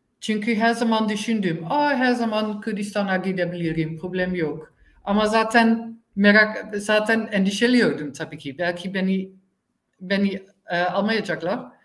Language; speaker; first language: Turkish; non-native, learner; Dutch